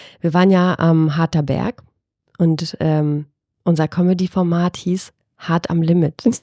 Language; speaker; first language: German; early bilingual, other home language; Albanian